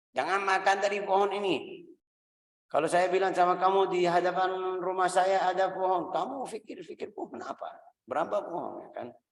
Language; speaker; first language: Indonesian; non-native, fluent; Arabic